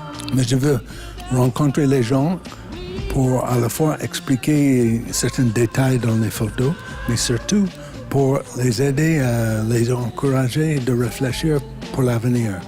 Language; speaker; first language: French; non-native, fluent; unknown